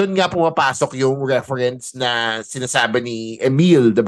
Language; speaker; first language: English; non-native, local second language; Filipino